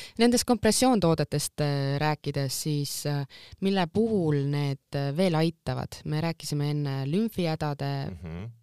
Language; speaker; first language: Estonian; native; Estonian